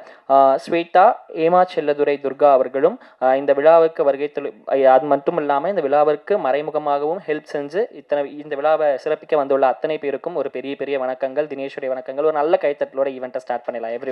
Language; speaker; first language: Tamil; native; Tamil